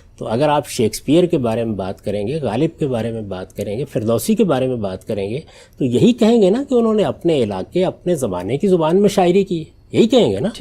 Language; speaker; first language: Urdu; non-native, local second language; Punjabi